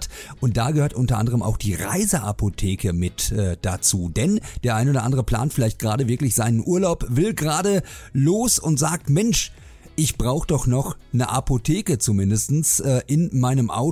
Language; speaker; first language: German; native; German